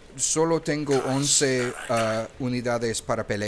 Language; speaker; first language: Spanish; non-native, learner; English